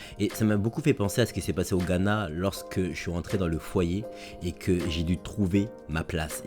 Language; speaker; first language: French; native; French